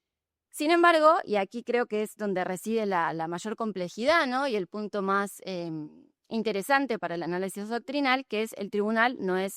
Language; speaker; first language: Spanish; native; Spanish